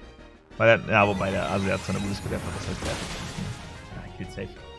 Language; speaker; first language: German; native; German